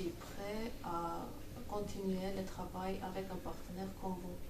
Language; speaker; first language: French; non-native, fluent; Armenian